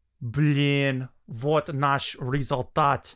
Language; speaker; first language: Russian; non-native, fluent; English